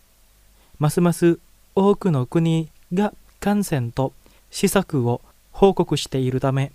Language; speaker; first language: Japanese; non-native, fluent; Indonesian